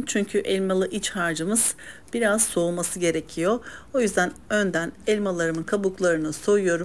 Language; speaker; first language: Turkish; native; Turkish